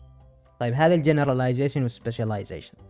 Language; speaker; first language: Arabic; native; Arabic